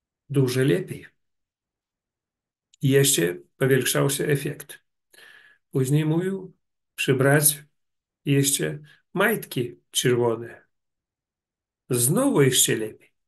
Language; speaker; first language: Polish; non-native, learner; Russian